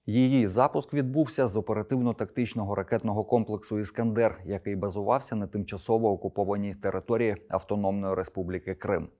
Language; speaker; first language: Ukrainian; native; Ukrainian